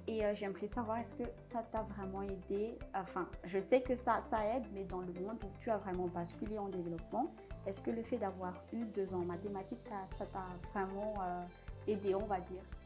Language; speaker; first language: French; non-native, local second language; Malagasy